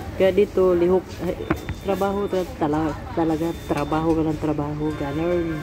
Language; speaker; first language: Filipino; non-native, local second language; Cebuano